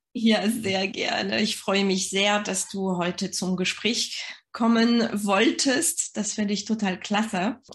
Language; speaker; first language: German; non-native, fluent; French